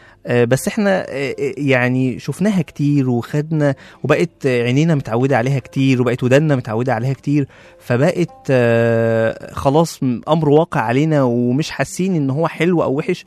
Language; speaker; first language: Arabic; native; Arabic